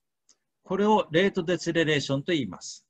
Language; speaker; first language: Japanese; native; Japanese